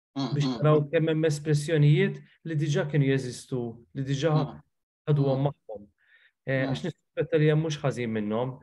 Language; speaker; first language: Maltese; native; Maltese